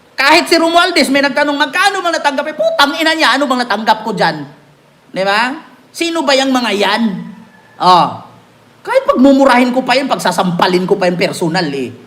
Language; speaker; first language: Filipino; native; Filipino